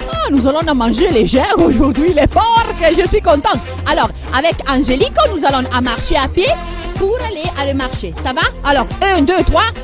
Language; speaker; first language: French; non-native, learner; Italian